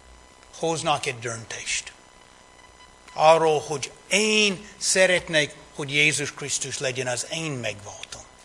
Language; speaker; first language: Hungarian; non-native, fluent; English